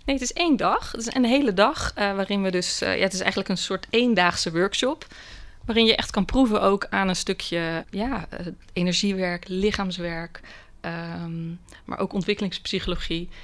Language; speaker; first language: Dutch; native; Dutch